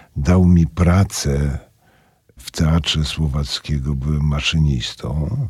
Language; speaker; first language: Polish; native; Polish